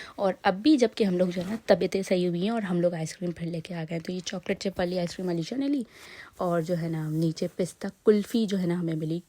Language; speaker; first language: Urdu; native; Urdu